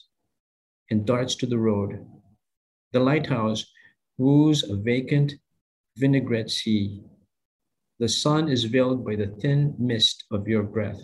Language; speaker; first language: English; non-native, local second language; Filipino